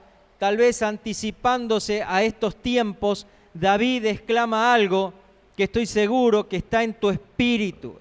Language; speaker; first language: Spanish; native; Spanish